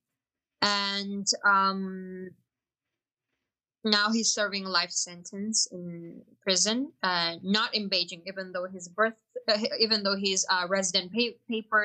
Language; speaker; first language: English; non-native, fluent; Chinese